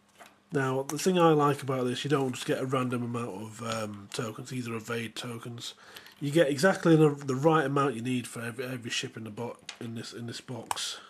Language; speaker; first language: English; native; English